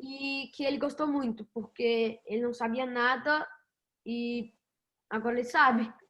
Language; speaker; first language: Portuguese; early bilingual, heritage; Portuguese